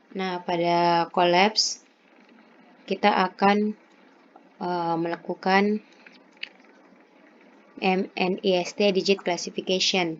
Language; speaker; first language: Indonesian; native; Indonesian